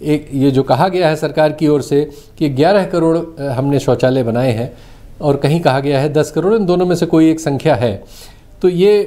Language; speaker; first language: Hindi; native; Hindi